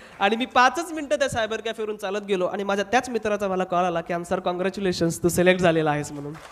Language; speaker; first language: Marathi; non-native, local second language; Hindi